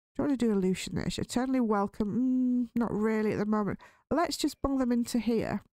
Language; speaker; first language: English; native; English